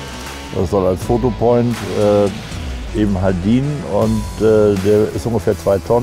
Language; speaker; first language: German; native; German